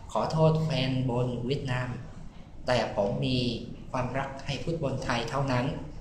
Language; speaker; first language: Thai; non-native, learner; Vietnamese